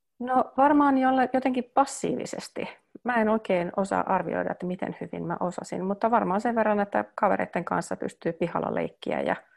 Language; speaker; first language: Finnish; early bilingual, heritage; Finnish